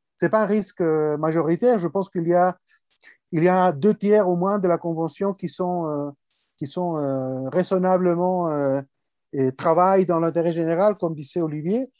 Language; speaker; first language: French; non-native, fluent; Spanish